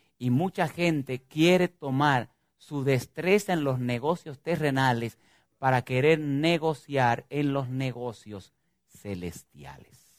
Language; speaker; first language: Spanish; native; Spanish